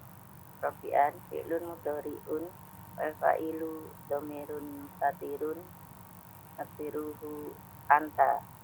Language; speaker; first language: Arabic; non-native, learner; Indonesian